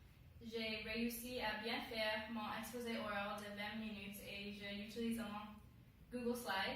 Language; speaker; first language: French; non-native, learner; English